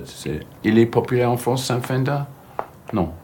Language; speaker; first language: French; non-native, fluent; English